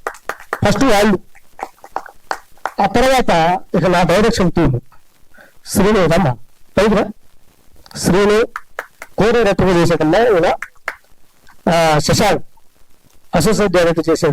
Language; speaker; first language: Telugu; native; Telugu